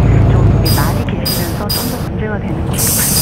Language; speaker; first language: Korean; native; Korean